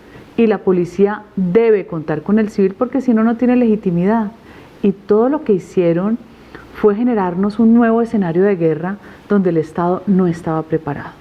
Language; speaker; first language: Spanish; native; Spanish